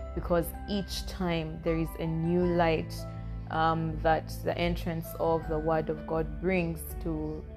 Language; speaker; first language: English; non-native, local second language; Acoli